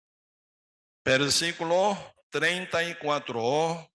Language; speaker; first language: Spanish; non-native, learner; Korean